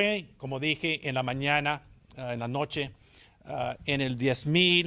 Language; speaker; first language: Spanish; early bilingual, heritage; English